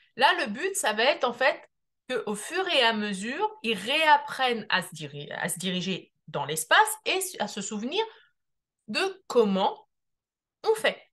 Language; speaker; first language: French; native; French